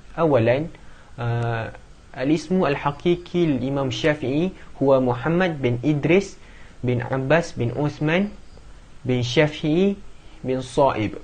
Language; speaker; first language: Arabic; non-native, learner; Malay